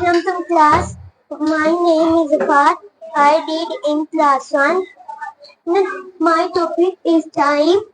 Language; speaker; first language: English; non-native, learner; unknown